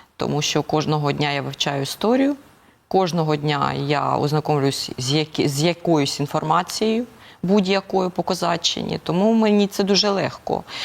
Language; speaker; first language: Ukrainian; non-native, local second language; Russian